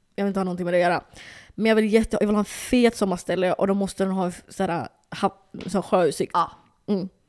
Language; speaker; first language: Swedish; early bilingual, other home language; Somali